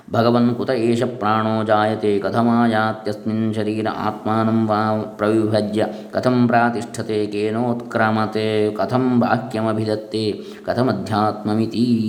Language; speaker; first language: Hindi; non-native, local second language; Kannada